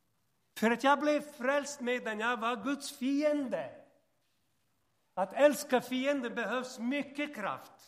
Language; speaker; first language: Swedish; non-native, fluent; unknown